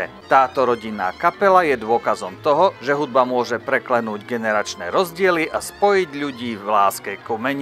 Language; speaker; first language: Slovak; native; Slovak